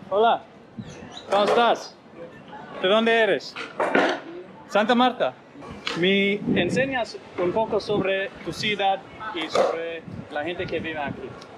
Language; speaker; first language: Spanish; non-native, learner; English